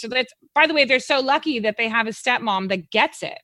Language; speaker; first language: English; native; English